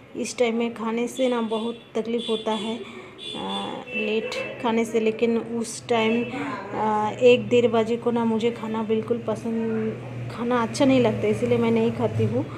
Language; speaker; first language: Hindi; non-native, local second language; Bangla